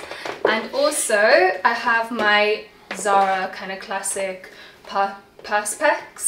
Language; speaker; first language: English; native; English